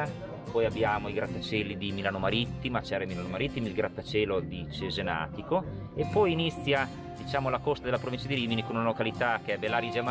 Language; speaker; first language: Italian; native; Italian